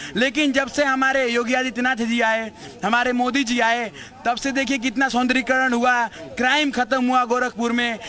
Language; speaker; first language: Hindi; native; Hindi